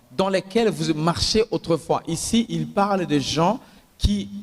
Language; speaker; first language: French; non-native, local second language; Swahili